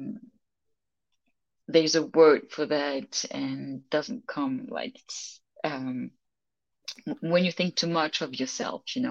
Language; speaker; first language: English; non-native, fluent; French